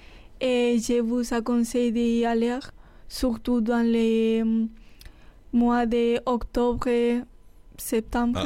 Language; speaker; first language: French; non-native, learner; Spanish